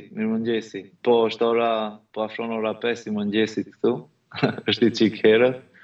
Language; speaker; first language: Albanian; native; Albanian